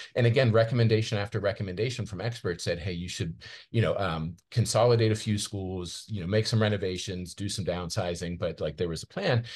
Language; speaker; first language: English; native; English